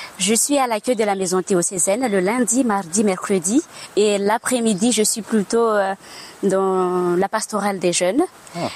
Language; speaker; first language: French; non-native, local second language; Malagasy